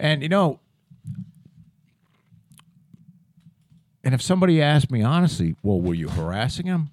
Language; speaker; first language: English; native; English